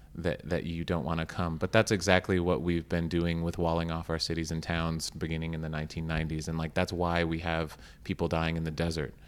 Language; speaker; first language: English; native; English